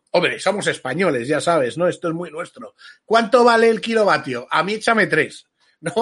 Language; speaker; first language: Spanish; native; Spanish